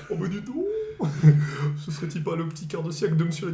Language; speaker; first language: French; native; French